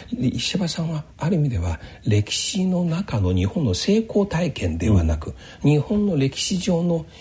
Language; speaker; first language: Japanese; non-native, fluent; Chinese